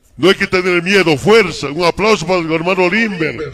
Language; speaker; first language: Spanish; native; Spanish